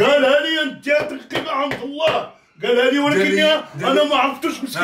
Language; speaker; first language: Arabic; native; Arabic